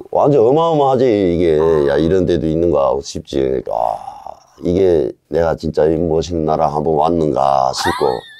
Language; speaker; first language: Korean; native; Korean